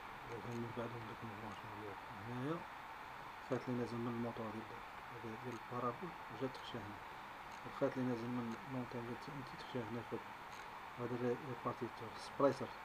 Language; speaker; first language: Arabic; native; Arabic